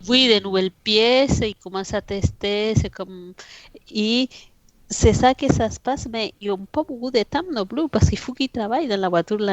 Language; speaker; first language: French; non-native, fluent; Spanish